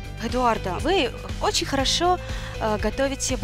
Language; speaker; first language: Russian; native; Russian